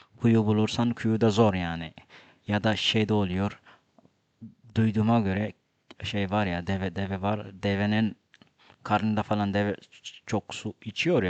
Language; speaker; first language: Turkish; non-native, fluent; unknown